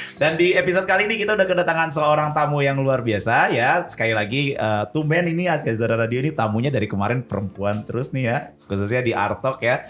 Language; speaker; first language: Indonesian; native; Indonesian